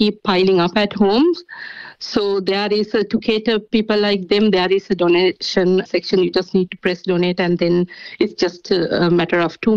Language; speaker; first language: English; non-native, local second language; Sinhala